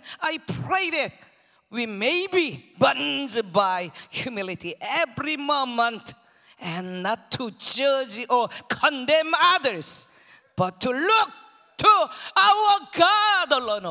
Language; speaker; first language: English; non-native, learner; Korean